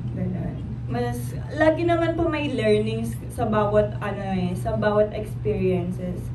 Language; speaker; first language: Filipino; non-native, local second language; Pampanga